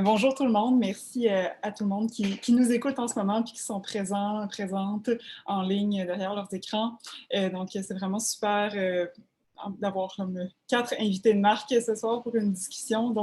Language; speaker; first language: French; native; French